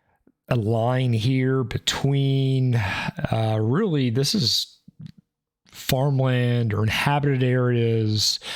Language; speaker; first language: English; native; English